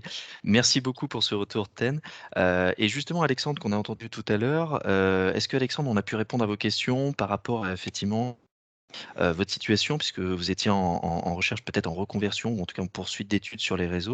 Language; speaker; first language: French; native; French